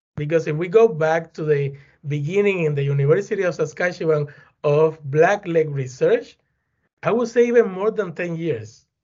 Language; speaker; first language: English; non-native, fluent; Spanish